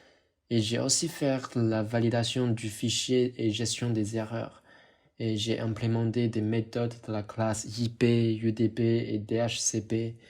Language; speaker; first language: French; non-native, fluent; Chinese